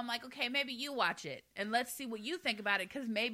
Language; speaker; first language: English; native; English